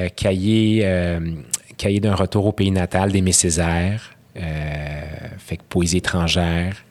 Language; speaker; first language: French; early bilingual, other home language; Arabic